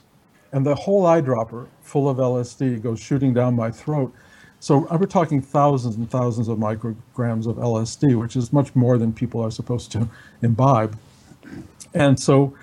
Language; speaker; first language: English; native; English